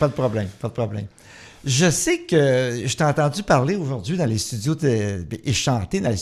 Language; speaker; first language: French; native; French